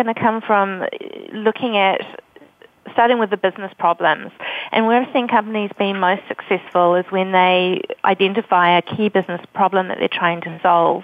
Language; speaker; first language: English; native; English